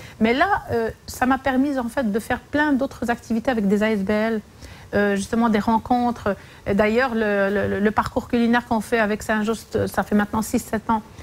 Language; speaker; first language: French; non-native, local second language; Arabic